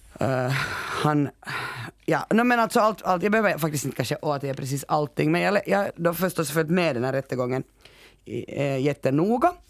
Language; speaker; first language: Swedish; native; Swedish